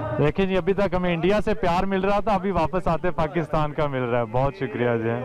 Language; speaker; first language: Urdu; non-native, local second language; Punjabi